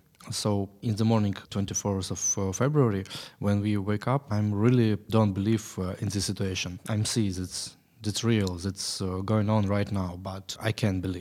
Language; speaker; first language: English; non-native, learner; Ukrainian